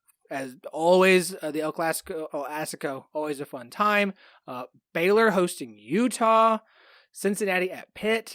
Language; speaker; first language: English; native; English